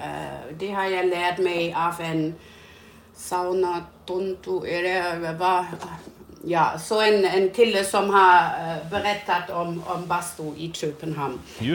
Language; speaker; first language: Swedish; non-native, learner; German